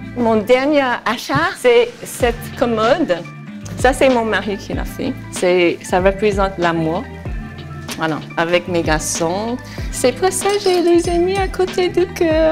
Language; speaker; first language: French; non-native, fluent; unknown